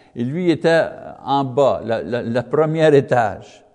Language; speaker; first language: French; non-native, learner; English